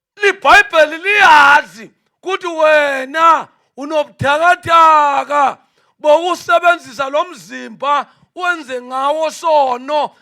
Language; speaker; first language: Zulu; non-native, local second language; Swati